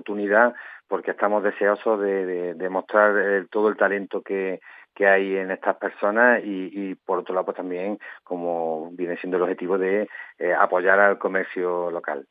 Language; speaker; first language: Spanish; native; Spanish